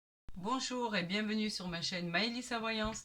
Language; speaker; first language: French; native; French